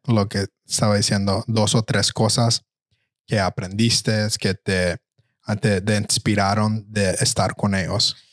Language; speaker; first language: Spanish; early bilingual, heritage; Spanish